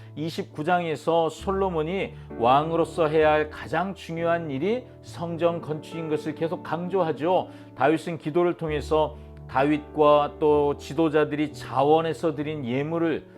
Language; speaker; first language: Korean; native; Korean